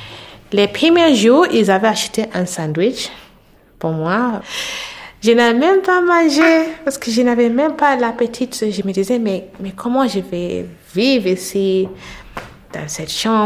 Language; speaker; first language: French; non-native, learner; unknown